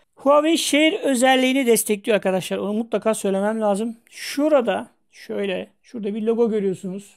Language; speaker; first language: Turkish; native; Turkish